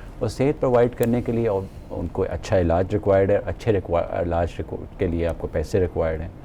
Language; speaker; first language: Urdu; native; Urdu